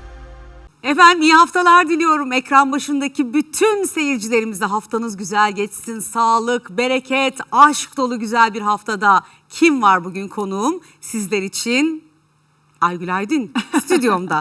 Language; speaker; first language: Turkish; native; Turkish